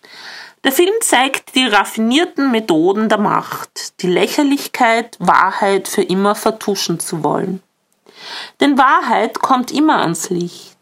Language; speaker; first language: German; native; German